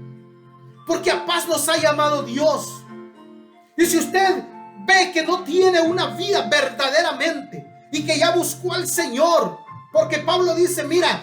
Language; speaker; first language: Spanish; native; Spanish